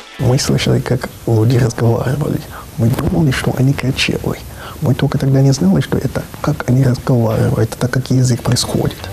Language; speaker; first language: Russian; non-native, learner; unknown